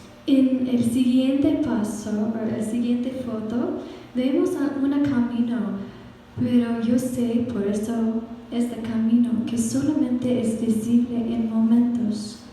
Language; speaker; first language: Spanish; non-native, fluent; English